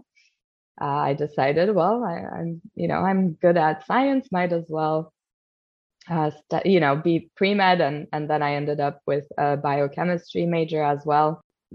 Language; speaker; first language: English; non-native, fluent; Polish